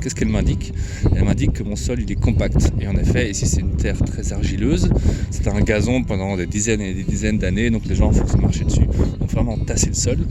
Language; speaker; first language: French; native; French